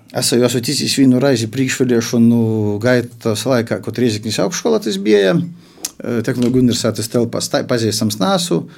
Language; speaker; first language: Latvian; non-native, local second language; Russian